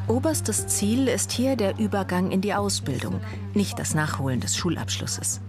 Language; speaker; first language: German; native; German